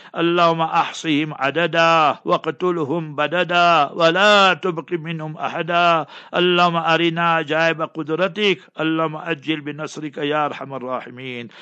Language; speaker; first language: Arabic; non-native, fluent; English